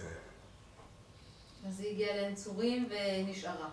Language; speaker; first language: Hebrew; native; Hebrew